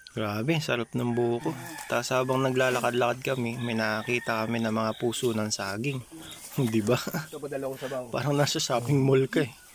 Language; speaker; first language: Filipino; native; Filipino